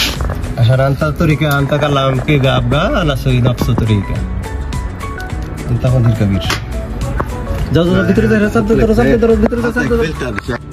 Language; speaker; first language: Arabic; non-native, learner; Bangla